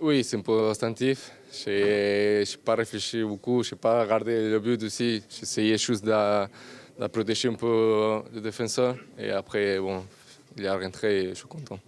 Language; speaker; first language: French; non-native, fluent; Spanish